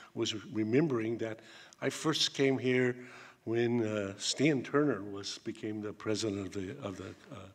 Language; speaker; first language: English; native; English